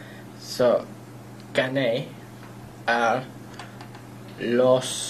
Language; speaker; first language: Spanish; non-native, learner; English